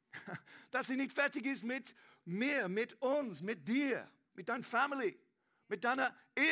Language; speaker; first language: German; non-native, learner; English